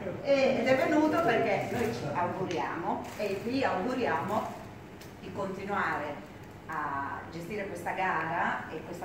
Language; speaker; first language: Italian; native; Italian